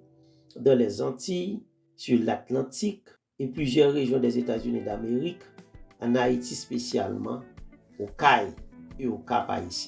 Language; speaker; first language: French; non-native, local second language; Haitian Creole